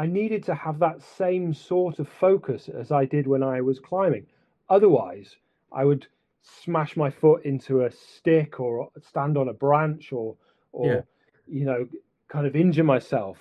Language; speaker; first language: English; native; English